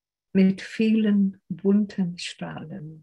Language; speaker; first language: German; non-native, fluent; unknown